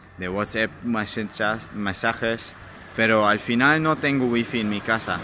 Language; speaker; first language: Spanish; non-native, learner; German